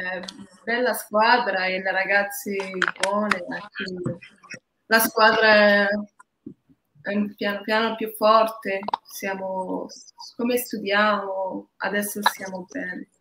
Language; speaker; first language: Italian; non-native, learner; Arabic